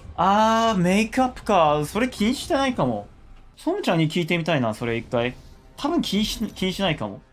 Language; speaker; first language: Japanese; non-native, fluent; Korean